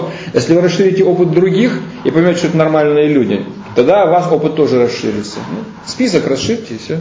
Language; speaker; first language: Russian; native; Russian